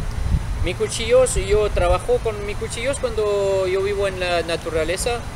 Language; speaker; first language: Spanish; non-native, fluent; French